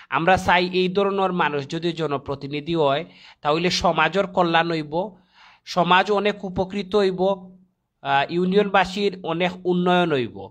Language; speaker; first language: Bangla; native; Bangla